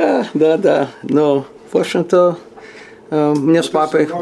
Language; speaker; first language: Russian; early bilingual, heritage; Russian